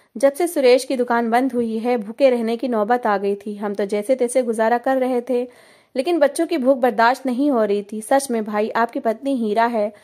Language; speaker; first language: Hindi; native; Hindi